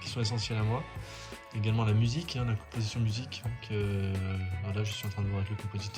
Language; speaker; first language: French; native; French